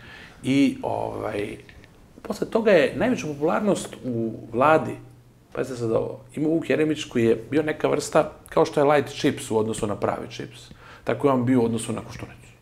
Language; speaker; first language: Serbian; native; Serbian